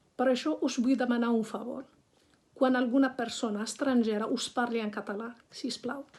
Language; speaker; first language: Catalan; non-native, fluent; Arabic